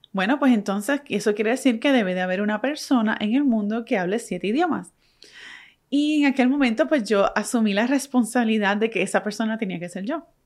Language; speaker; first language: Spanish; native; Spanish